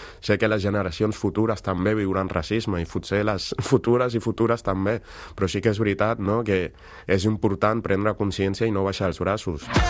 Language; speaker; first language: Catalan; early bilingual, other home language; Wolof